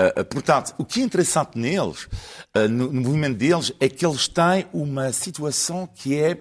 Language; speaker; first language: Portuguese; non-native, fluent; French